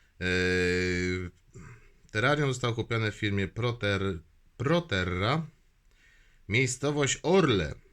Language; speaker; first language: Polish; native; Polish